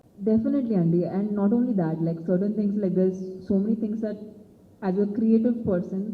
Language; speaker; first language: Telugu; non-native, local second language; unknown